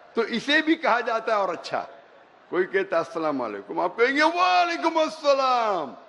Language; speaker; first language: Hindi; non-native, local second language; Konkani